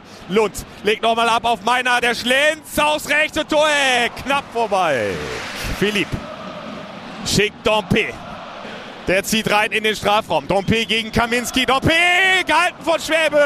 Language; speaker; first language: German; native; German